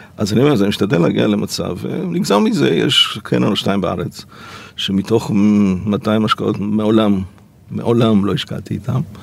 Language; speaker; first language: Hebrew; early bilingual, other home language; Polish